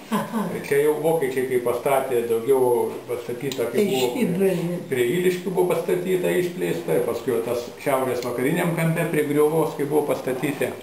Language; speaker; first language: Lithuanian; native; Lithuanian